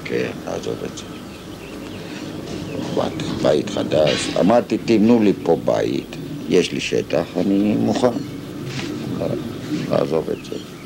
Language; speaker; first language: Hebrew; non-native, fluent; Ladino